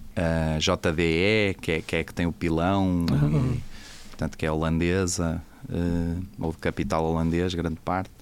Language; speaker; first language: Portuguese; native; Portuguese